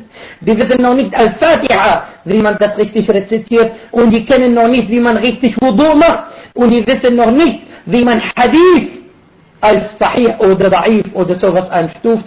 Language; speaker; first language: German; non-native, fluent; Arabic